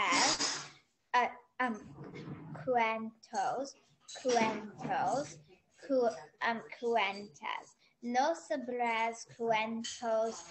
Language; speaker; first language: Spanish; non-native, learner; English